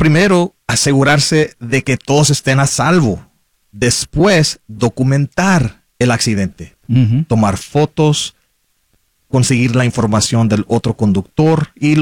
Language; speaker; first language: Spanish; non-native, local second language; English